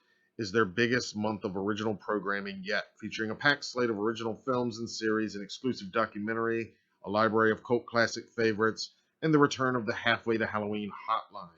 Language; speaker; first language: English; native; English